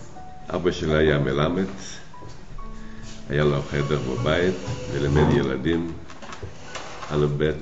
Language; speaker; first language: Hebrew; non-native, fluent; Yiddish